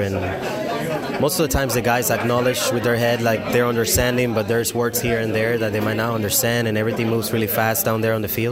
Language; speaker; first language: English; non-native, fluent; Spanish